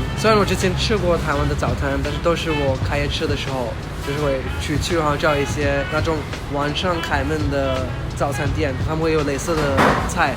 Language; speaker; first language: Chinese; early bilingual, other home language; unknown